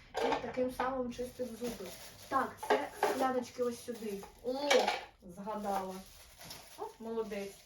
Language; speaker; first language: Ukrainian; non-native, local second language; Russian